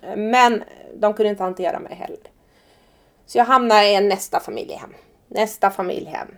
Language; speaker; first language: Swedish; early bilingual, other home language; Persian